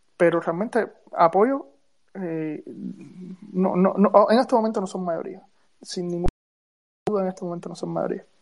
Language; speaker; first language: Spanish; native; Spanish